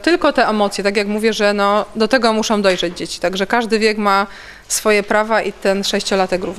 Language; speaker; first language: Polish; native; Polish